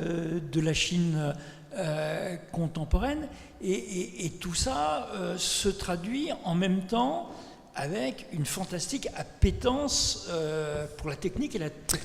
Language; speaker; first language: French; native; French